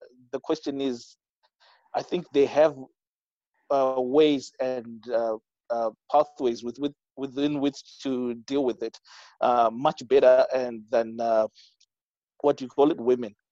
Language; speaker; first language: English; non-native, local second language; Shona